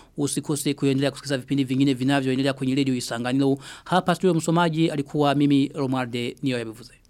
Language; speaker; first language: Swahili; non-native, local second language; Rundi